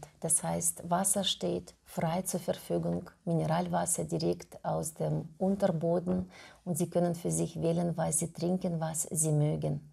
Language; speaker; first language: German; non-native, fluent; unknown